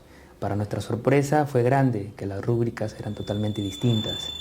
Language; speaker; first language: Spanish; native; Spanish